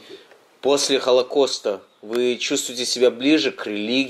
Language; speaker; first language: Russian; early bilingual, heritage; Russian